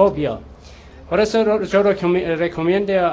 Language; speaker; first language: Spanish; non-native, learner; Persian